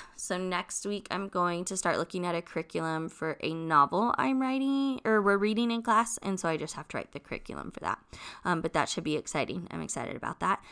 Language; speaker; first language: English; native; English